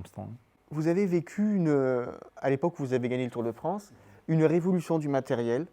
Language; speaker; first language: French; native; French